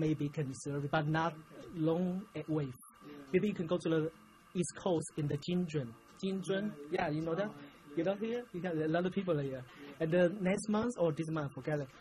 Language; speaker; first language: English; non-native, learner; Chinese